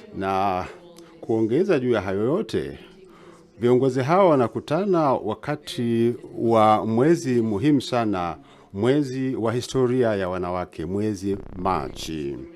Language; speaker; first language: Swahili; native; Swahili